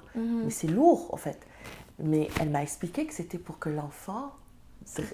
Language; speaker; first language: French; non-native, local second language; Serer